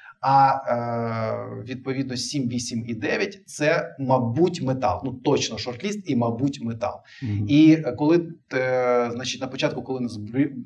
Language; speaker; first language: Ukrainian; non-native, local second language; Russian